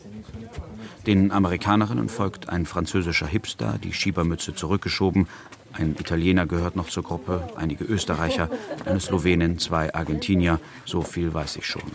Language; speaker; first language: German; early bilingual, other home language; Bosnian